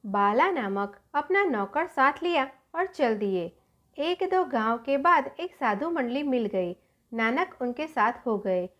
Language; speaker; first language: Hindi; non-native, local second language; Gujarati